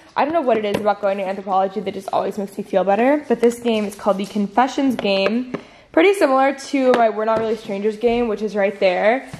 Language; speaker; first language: English; native; English